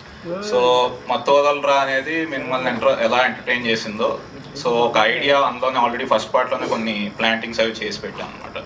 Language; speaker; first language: Telugu; native; Telugu